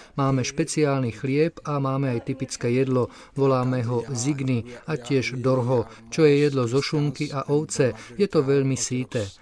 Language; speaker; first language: Slovak; native; Slovak